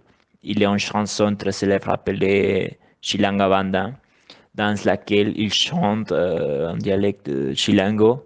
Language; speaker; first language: French; non-native, learner; Spanish